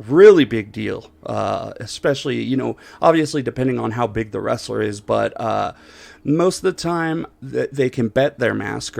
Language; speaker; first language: English; native; English